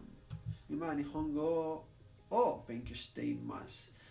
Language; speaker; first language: Japanese; non-native, learner; English